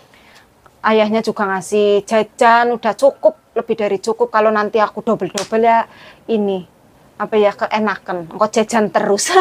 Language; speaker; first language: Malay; non-native, local second language; Javanese